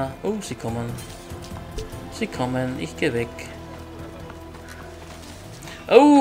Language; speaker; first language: German; native; German